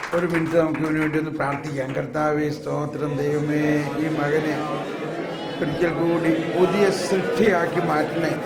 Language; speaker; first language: Malayalam; native; Malayalam